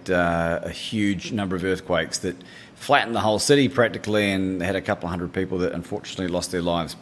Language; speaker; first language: English; native; English